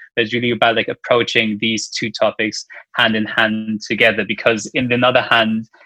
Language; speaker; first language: English; non-native, fluent; Luxembourgish